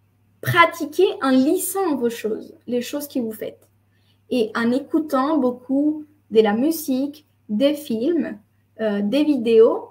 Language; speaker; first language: French; non-native, fluent; Spanish